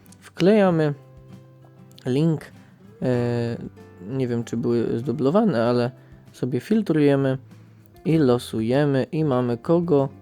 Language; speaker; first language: Polish; native; Polish